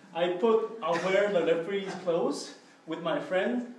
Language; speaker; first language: English; non-native, fluent; Korean